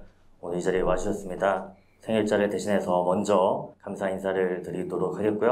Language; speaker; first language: Korean; native; Korean